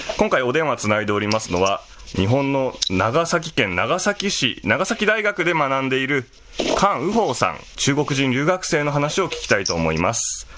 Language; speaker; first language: Japanese; native; Japanese